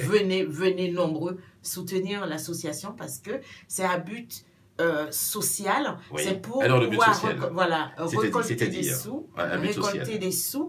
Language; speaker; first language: French; non-native, local second language; Baoulé